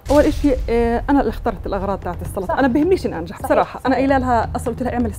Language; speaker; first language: Arabic; native; Arabic